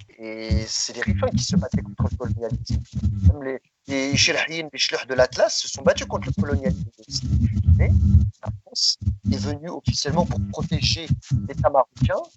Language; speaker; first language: French; early bilingual, other home language; Riffian